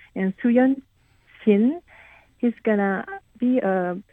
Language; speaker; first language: English; non-native, fluent; Korean